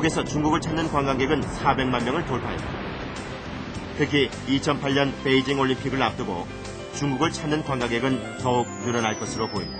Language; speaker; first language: Korean; native; Korean